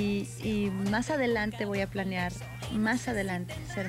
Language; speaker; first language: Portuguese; non-native, learner; Spanish